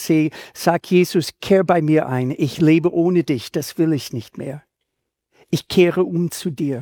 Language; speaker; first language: German; native; German